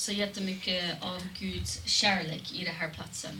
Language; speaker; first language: Swedish; non-native, fluent; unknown